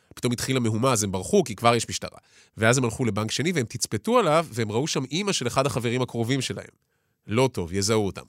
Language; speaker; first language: Hebrew; native; Hebrew